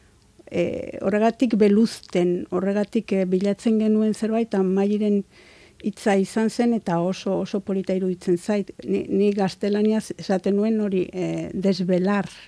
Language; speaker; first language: Basque; non-native, local second language; Spanish